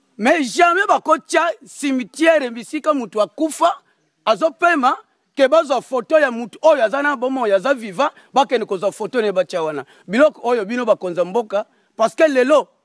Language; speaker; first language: Lingala; non-native, local second language; Kongo